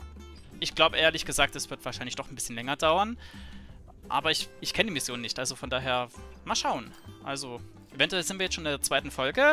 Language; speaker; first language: German; native; German